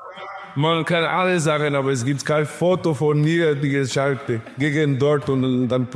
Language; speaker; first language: German; non-native, learner; Portuguese